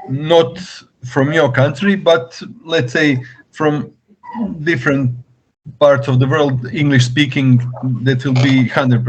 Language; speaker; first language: English; non-native, learner; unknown